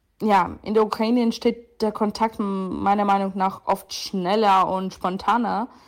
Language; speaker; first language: German; non-native, fluent; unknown